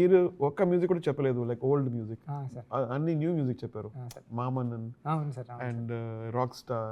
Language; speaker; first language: Telugu; non-native, learner; Tamil